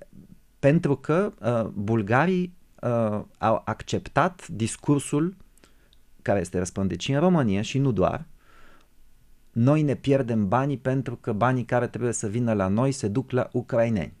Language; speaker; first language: Romanian; non-native, fluent; Bulgarian